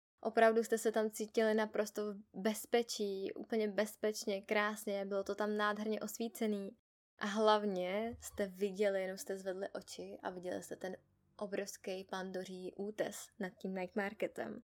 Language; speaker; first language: Czech; native; Czech